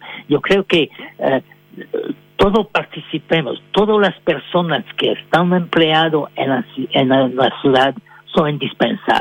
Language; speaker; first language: Spanish; non-native, fluent; French